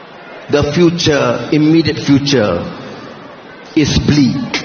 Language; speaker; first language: English; non-native, local second language; Malay